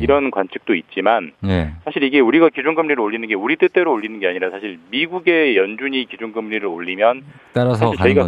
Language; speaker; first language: Korean; native; Korean